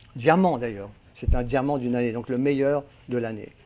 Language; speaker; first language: French; native; French